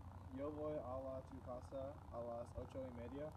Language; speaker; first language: Spanish; non-native, learner; English